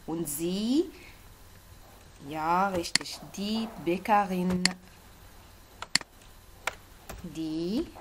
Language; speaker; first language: German; non-native, learner; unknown